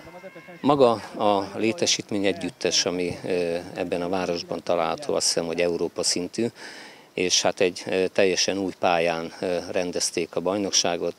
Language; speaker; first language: Hungarian; native; Hungarian